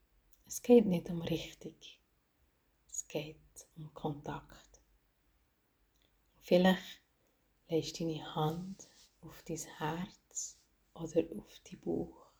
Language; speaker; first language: German; native; German